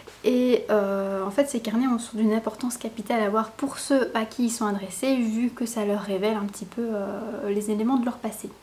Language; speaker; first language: French; native; French